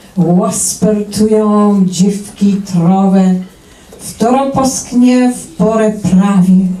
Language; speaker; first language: Polish; native; Polish